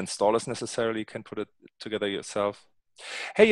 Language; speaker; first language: English; non-native, fluent; German